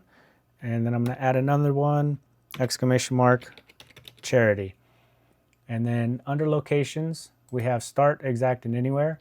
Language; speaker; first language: English; native; English